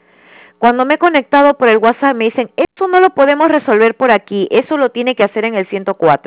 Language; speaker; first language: Spanish; native; Spanish